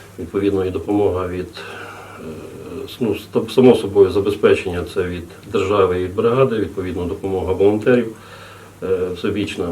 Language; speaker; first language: Ukrainian; native; Ukrainian